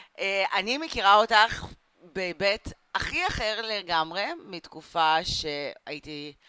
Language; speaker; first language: Hebrew; early bilingual, other home language; Russian